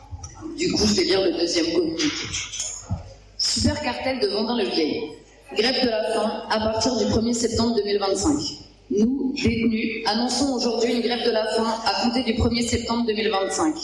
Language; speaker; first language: French; native; French